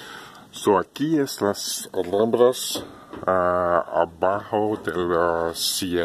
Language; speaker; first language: Spanish; non-native, learner; English